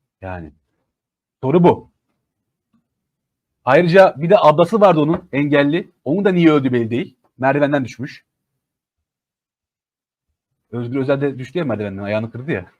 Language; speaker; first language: Turkish; native; Turkish